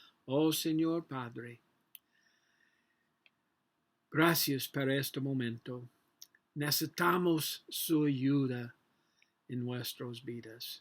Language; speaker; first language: Spanish; non-native, learner; English